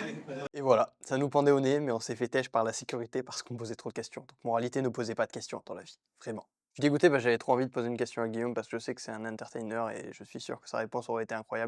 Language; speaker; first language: French; native; French